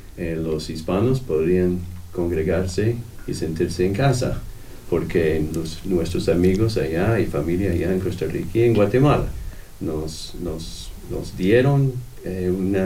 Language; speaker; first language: Spanish; non-native, fluent; English